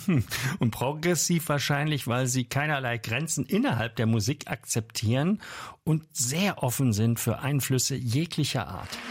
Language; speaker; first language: German; native; German